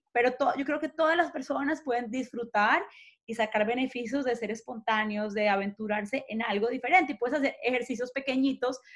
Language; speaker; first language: Spanish; native; Spanish